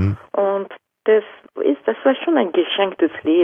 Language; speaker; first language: German; non-native, fluent; Japanese